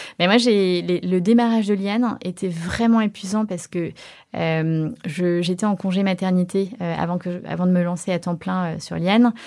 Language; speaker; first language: French; early bilingual, other home language; Chinese